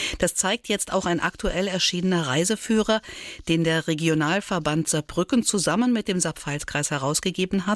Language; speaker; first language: German; native; German